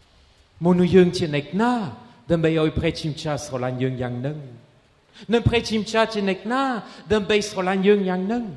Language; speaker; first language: Khmer; non-native, fluent; French